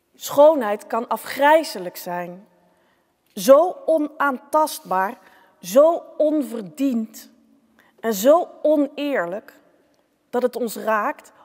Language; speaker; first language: Dutch; native; Dutch